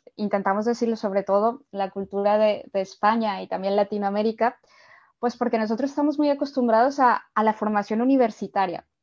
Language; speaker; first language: Spanish; native; Spanish